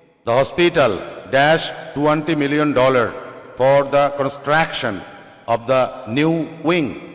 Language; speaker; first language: English; non-native, local second language; Bangla